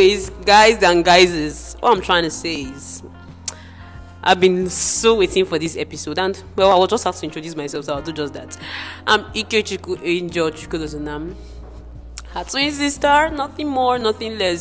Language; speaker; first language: English; non-native, local second language; Igbo